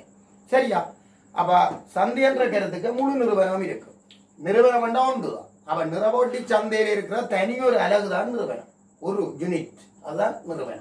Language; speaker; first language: Tamil; native; Tamil